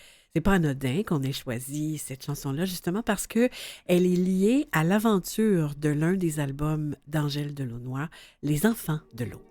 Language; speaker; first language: French; native; French